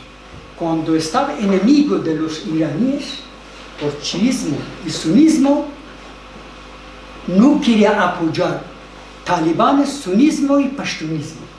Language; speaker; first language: Spanish; non-native, learner; Persian